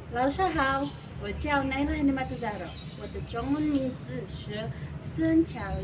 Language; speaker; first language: Chinese; non-native, learner; Indonesian